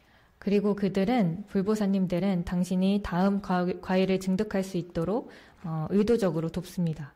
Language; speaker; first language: Korean; native; Korean